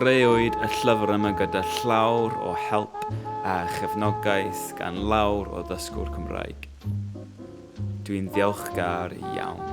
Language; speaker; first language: Welsh; non-native, learner; English